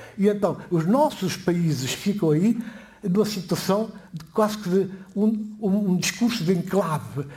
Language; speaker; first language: Portuguese; non-native, local second language; Upper Guinea Crioulo